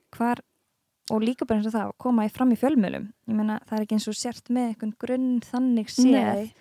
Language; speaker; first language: Icelandic; native; Icelandic